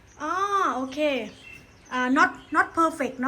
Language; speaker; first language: English; non-native, learner; Thai